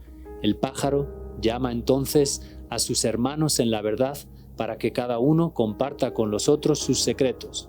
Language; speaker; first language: Spanish; native; Spanish